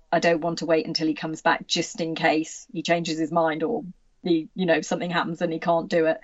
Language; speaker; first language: English; native; English